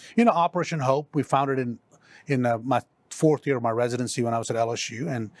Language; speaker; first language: English; non-native, local second language; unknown